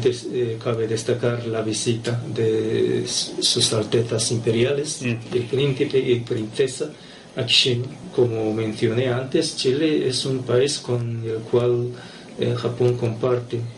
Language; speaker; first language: Spanish; non-native, fluent; Japanese